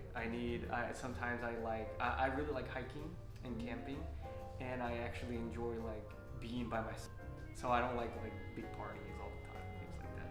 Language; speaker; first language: English; non-native, fluent; Portuguese